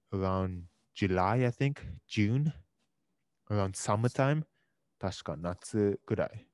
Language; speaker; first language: English; early bilingual, other home language; Japanese